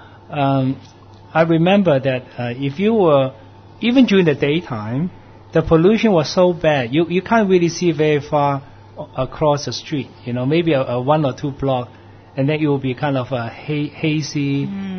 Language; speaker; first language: English; non-native, local second language; Cantonese